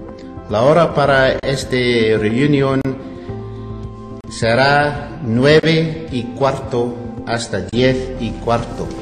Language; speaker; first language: Spanish; non-native, learner; English